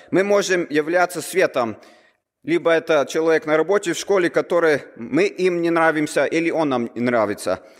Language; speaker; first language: Russian; early bilingual, heritage; Russian